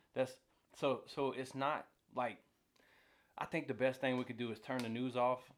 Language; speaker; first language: English; native; English